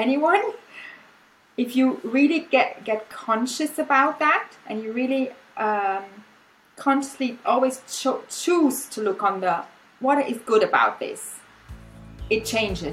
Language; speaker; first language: English; non-native, fluent; German